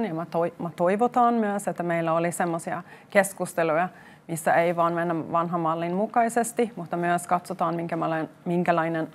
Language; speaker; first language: Finnish; non-native, local second language; Swedish